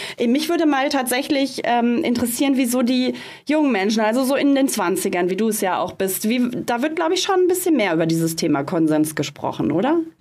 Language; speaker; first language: German; native; German